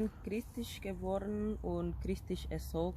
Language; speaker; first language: German; non-native, fluent; Spanish